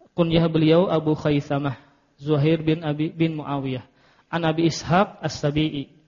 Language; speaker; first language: Indonesian; native; Indonesian